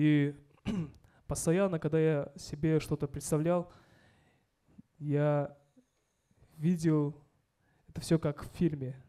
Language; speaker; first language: Russian; non-native, local second language; Kazakh